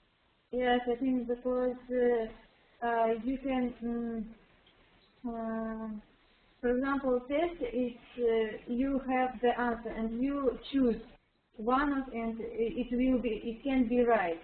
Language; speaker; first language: English; non-native, learner; Russian